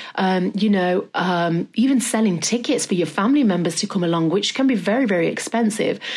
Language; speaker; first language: English; native; English